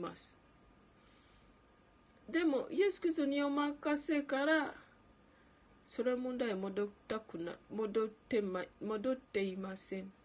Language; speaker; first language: Japanese; non-native, learner; Ganda